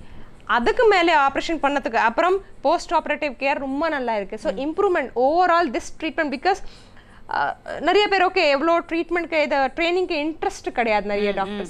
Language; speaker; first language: Tamil; non-native, learner; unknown